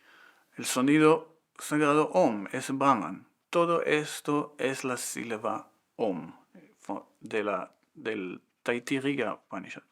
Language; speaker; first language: Spanish; non-native, fluent; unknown